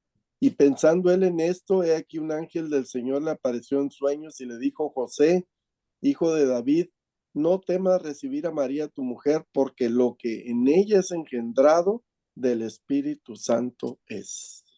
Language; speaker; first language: Spanish; native; Spanish